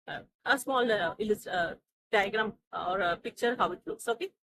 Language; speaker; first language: English; non-native, local second language; Tamil